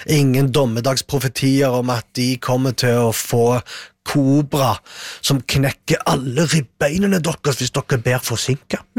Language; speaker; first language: Norwegian; early bilingual, other home language; Arabic